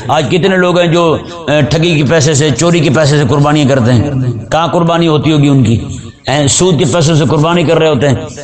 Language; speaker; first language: Urdu; non-native, local second language; Punjabi